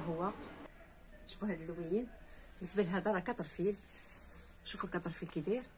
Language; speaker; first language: Arabic; native; Arabic